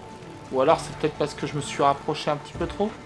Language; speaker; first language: French; native; French